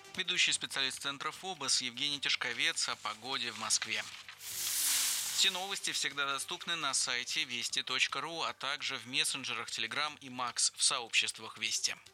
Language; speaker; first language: Russian; native; Russian